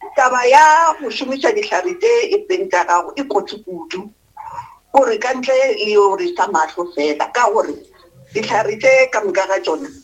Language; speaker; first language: Northern Sotho; non-native, local second language; Venda